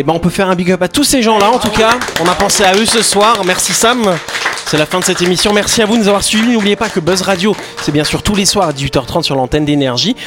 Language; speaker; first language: French; native; French